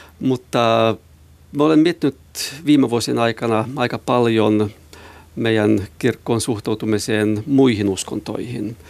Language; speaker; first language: Finnish; non-native, local second language; Swedish